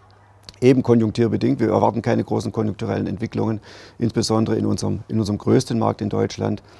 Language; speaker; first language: German; native; German